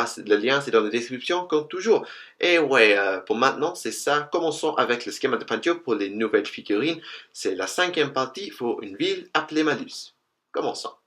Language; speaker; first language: French; non-native, fluent; English